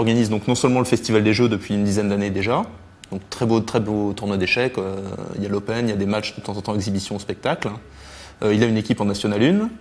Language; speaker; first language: French; native; French